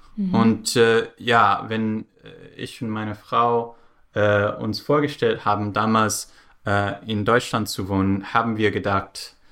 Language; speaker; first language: German; non-native, fluent; English